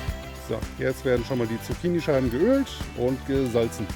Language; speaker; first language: German; native; German